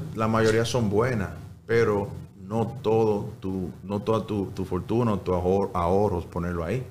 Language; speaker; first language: Spanish; early bilingual, heritage; Spanish